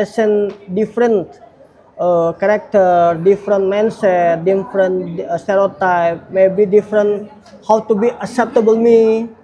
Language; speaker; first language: English; non-native, learner; Indonesian